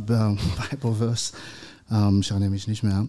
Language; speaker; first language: German; non-native, learner; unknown